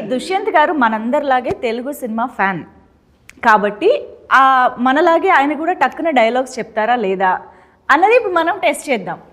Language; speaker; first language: Telugu; native; Telugu